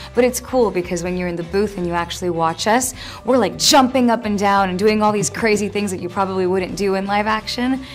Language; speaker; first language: English; early bilingual, other home language; Spanish